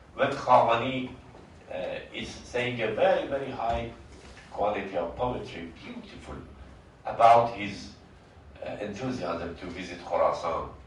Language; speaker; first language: English; non-native, fluent; Persian